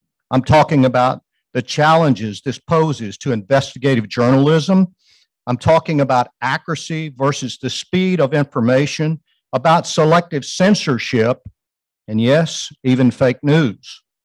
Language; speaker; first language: English; native; English